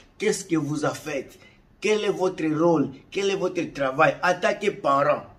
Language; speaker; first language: French; non-native, local second language; Lingala